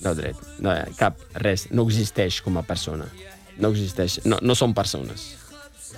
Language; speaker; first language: Catalan; non-native, fluent; Arabic